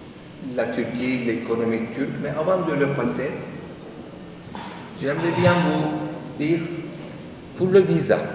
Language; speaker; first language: French; non-native, fluent; Turkish